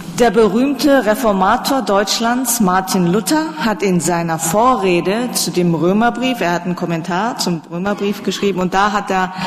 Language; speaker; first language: German; early bilingual, heritage; Korean